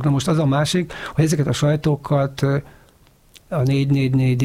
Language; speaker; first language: Hungarian; native; Hungarian